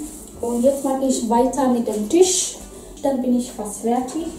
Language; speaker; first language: German; non-native, fluent; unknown